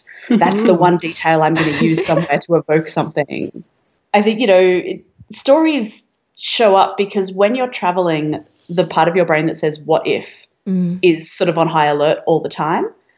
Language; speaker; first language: English; native; English